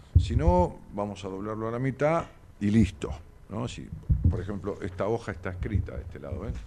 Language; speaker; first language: Spanish; native; Spanish